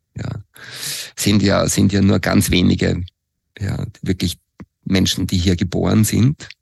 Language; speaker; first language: German; native; German